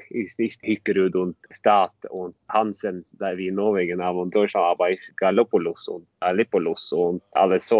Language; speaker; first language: German; non-native, fluent; Norwegian